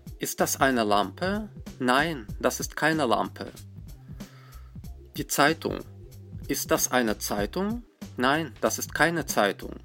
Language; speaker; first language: German; non-native, fluent; Russian